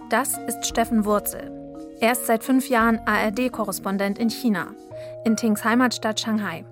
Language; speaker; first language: German; native; German